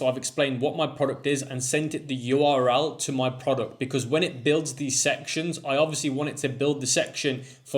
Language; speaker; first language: English; native; English